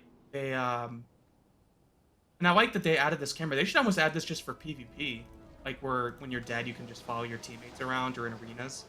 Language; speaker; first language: English; native; English